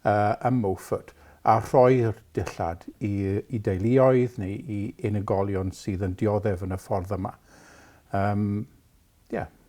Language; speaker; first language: Welsh; non-native, local second language; English